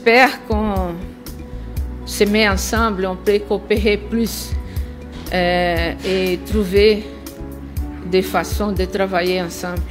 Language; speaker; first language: French; non-native, fluent; Portuguese